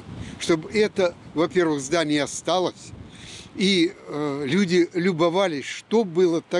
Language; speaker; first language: Russian; native; Russian